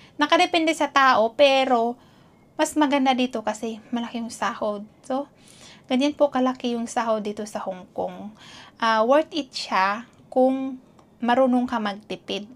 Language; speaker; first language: Filipino; non-native, local second language; Cebuano